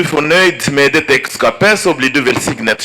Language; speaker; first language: Swedish; non-native, learner; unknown